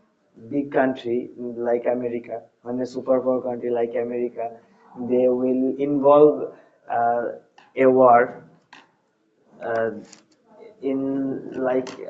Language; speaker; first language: English; non-native, learner; Bangla